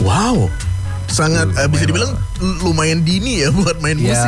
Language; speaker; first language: Indonesian; native; Indonesian